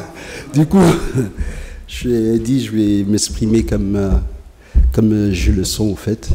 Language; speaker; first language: French; non-native, fluent; Tigrinya